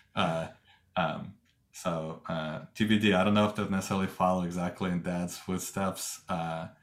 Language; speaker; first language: English; non-native, fluent; Russian